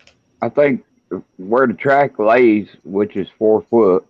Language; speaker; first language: English; native; English